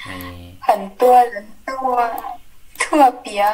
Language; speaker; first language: Chinese; non-native, learner; Vietnamese